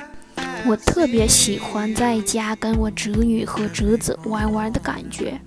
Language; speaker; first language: Chinese; non-native, fluent; Vietnamese